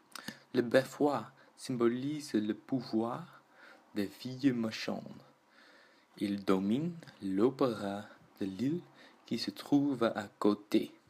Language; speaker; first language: French; native; French